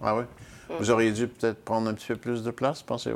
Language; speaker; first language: French; native; French